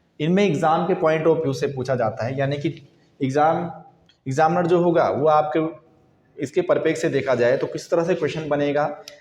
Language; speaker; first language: Hindi; native; Hindi